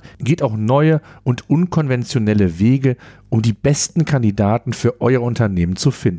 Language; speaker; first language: German; native; German